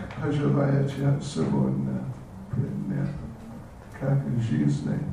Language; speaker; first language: Russian; non-native, learner; English